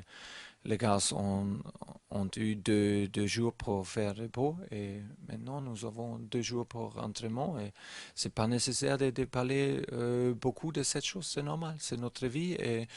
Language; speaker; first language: French; non-native, learner; German